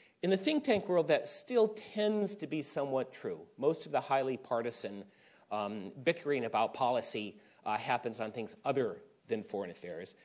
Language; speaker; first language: English; native; English